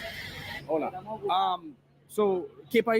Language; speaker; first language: Spanish; non-native, learner; English